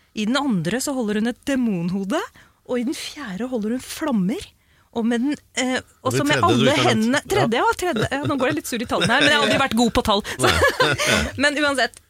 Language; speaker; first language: Norwegian; early bilingual, other home language; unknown